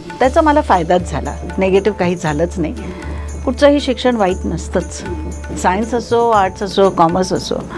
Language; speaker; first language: Marathi; non-native, local second language; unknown